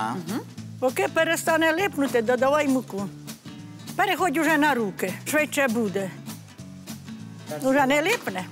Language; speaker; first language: Ukrainian; native; Ukrainian